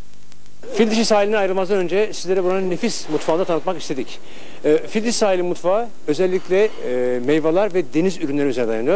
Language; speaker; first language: Turkish; native; Turkish